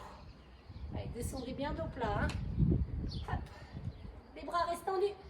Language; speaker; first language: French; native; French